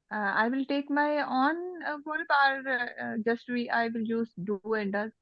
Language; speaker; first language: English; non-native, learner; Urdu